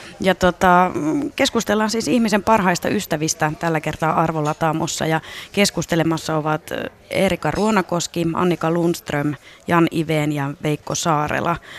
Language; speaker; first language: Finnish; native; Finnish